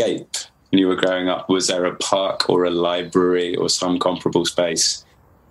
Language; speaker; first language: English; native; English